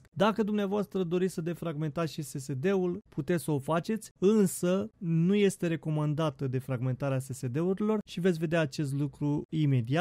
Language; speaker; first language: Romanian; native; Romanian